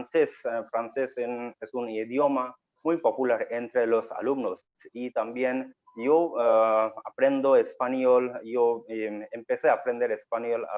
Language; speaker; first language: Spanish; non-native, learner; Bangla